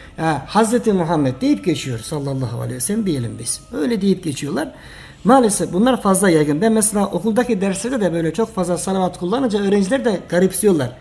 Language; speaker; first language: Turkish; native; Turkish